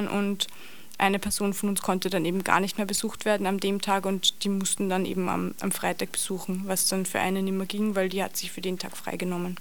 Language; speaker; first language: German; native; German